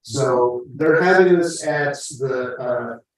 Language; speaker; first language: English; native; English